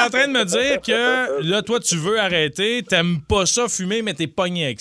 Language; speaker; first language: French; native; French